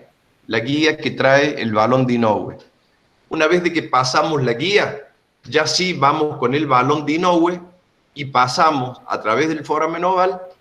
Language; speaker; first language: Spanish; native; Spanish